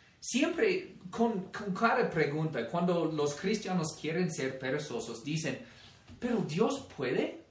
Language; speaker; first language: Spanish; non-native, fluent; English